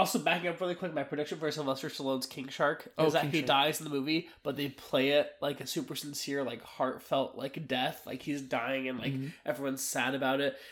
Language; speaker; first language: English; native; English